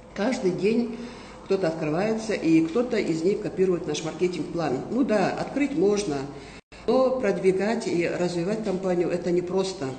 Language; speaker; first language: Russian; non-native, local second language; Kazakh